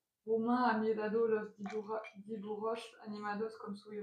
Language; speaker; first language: Spanish; non-native, learner; French